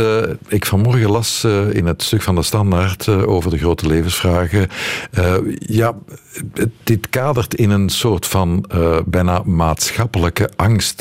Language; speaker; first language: Dutch; native; Dutch